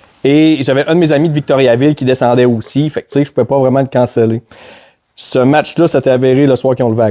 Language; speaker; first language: French; native; French